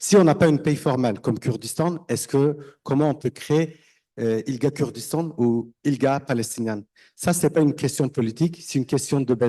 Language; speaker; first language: French; non-native, learner; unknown